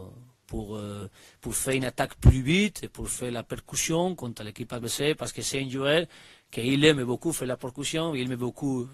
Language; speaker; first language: French; non-native, learner; Spanish